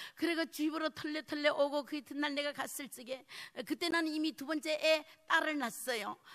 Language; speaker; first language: Korean; early bilingual, heritage; Korean